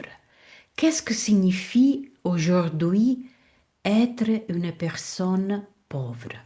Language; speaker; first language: French; non-native, fluent; Italian